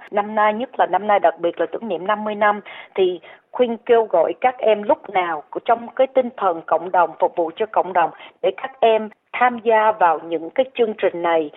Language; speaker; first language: Vietnamese; early bilingual, heritage; Vietnamese